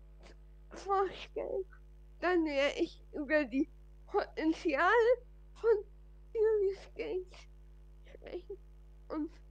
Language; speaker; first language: German; non-native, fluent; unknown